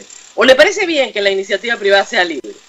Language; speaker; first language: Spanish; native; Spanish